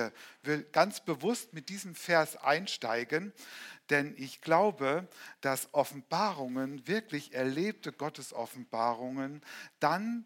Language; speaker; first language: German; native; German